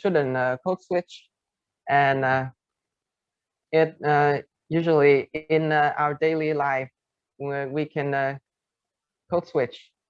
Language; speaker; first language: English; non-native, fluent; Vietnamese